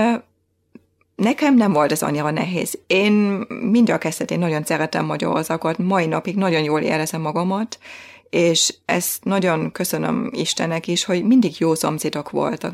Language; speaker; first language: Hungarian; non-native, fluent; German